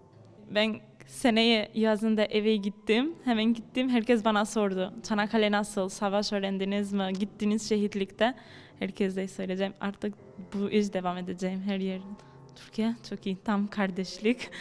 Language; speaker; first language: Turkish; non-native, learner; Albanian